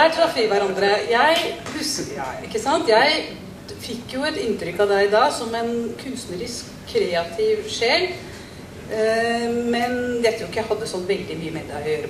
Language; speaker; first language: Norwegian; native; Norwegian